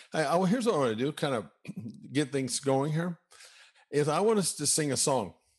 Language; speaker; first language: English; native; English